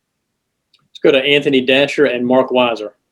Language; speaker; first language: English; native; English